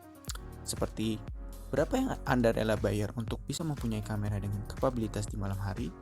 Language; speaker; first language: Indonesian; native; Indonesian